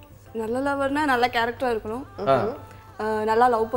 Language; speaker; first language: Tamil; non-native, local second language; Malayalam